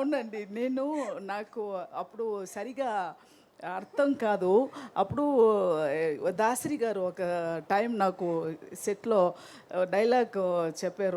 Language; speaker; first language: Telugu; non-native, fluent; Tamil